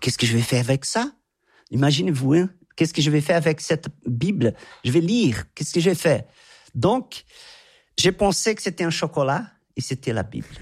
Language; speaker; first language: French; non-native, fluent; Portuguese